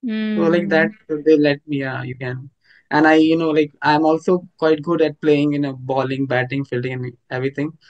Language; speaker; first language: English; non-native, local second language; Hindi